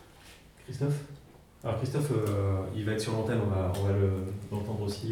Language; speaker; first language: French; native; French